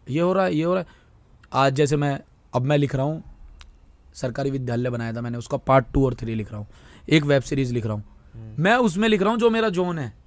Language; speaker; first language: Hindi; native; Hindi